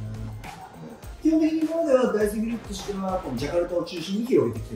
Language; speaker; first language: Japanese; native; Japanese